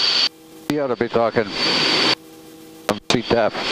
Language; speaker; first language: English; native; English